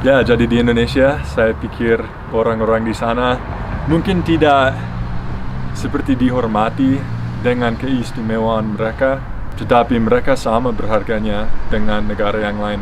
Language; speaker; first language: Indonesian; non-native, fluent; English